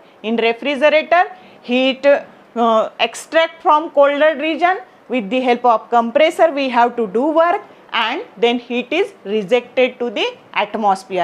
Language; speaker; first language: English; non-native, local second language; Marathi